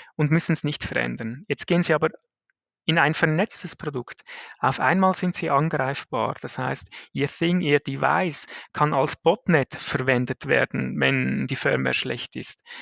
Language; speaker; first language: German; native; German